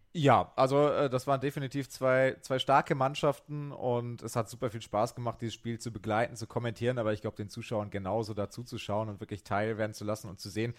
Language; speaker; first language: German; native; German